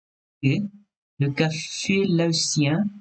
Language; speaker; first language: French; non-native, fluent; Thai